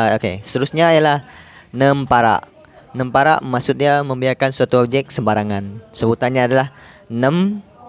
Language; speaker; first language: Malay; non-native, local second language; Iban